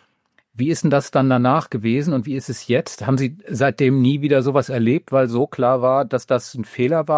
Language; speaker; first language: German; native; German